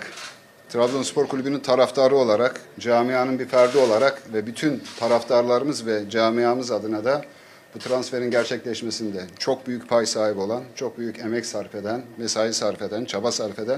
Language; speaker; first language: Turkish; native; Turkish